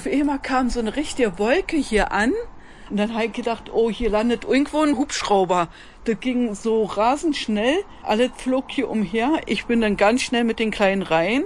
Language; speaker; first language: German; native; German